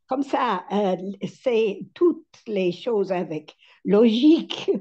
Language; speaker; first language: French; non-native, fluent; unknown